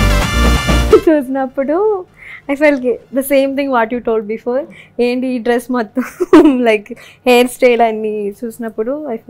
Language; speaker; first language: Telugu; non-native, learner; Malayalam